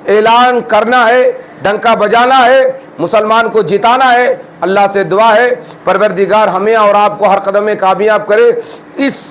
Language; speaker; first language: Urdu; native; Urdu